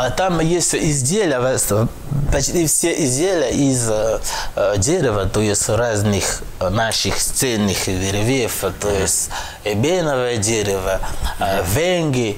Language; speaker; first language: Russian; non-native, fluent; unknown